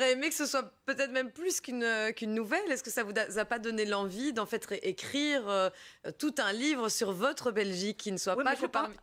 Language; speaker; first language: French; native; French